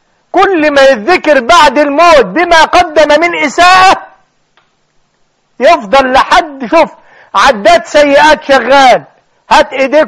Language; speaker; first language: Arabic; native; Arabic